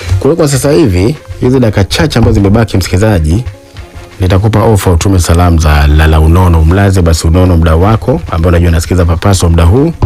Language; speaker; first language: Swahili; native; Swahili